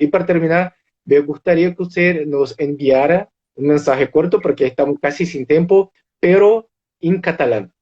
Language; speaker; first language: Spanish; non-native, fluent; Portuguese